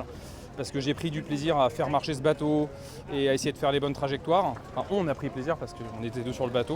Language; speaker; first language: French; native; French